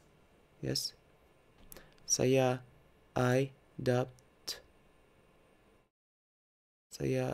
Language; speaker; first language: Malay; non-native, learner; Russian